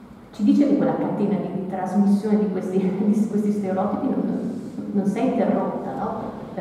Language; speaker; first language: Italian; native; Italian